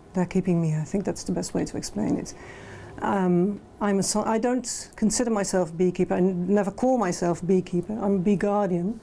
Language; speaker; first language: English; non-native, fluent; Dutch